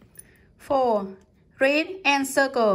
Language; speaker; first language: English; non-native, fluent; Vietnamese